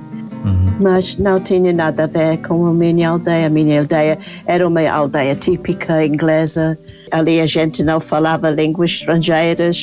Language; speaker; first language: Portuguese; non-native, fluent; English